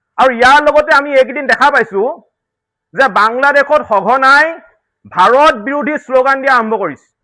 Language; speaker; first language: Assamese; native; Assamese